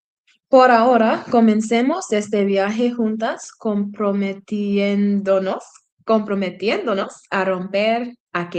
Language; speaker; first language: Spanish; non-native, learner; English